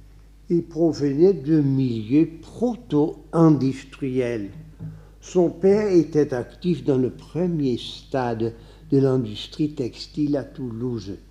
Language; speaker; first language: French; non-native, fluent; Dutch